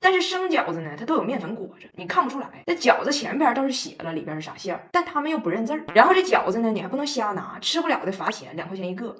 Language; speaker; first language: Chinese; native; Chinese